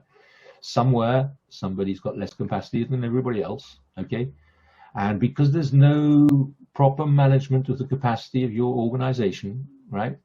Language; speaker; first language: English; non-native, fluent; French